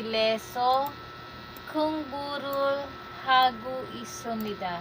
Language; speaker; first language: Korean; non-native, learner; Filipino